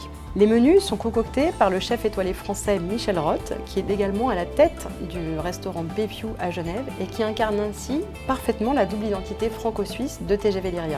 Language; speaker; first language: French; native; French